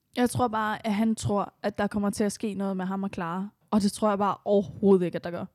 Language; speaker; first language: Danish; native; Danish